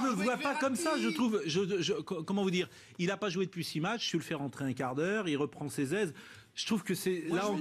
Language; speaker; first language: French; native; French